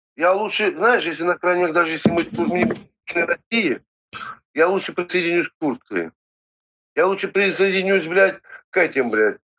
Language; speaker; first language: Russian; non-native, local second language; Crimean Tatar